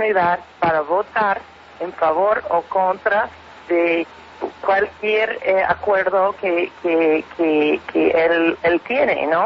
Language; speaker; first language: Spanish; non-native, fluent; English